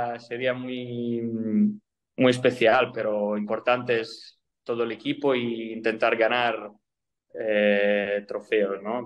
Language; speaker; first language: Spanish; non-native, fluent; Italian